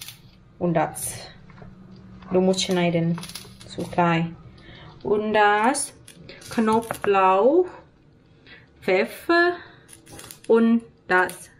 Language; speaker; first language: German; non-native, learner; Thai